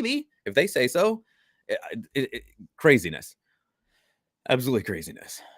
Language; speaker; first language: English; native; English